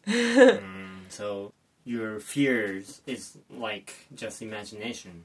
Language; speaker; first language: English; non-native, fluent; Japanese